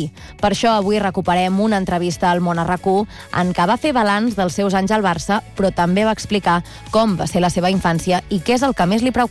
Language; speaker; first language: Catalan; native; Catalan